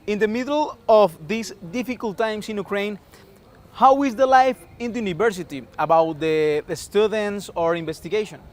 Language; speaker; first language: English; non-native, fluent; Spanish